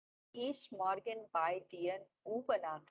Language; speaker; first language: German; non-native, learner; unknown